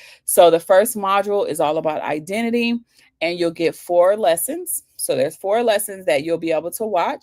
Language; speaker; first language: English; native; English